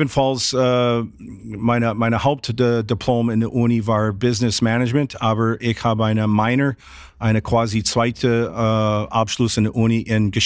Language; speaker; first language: German; non-native, fluent; English